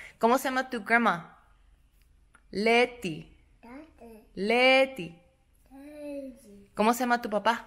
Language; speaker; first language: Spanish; early bilingual, heritage; English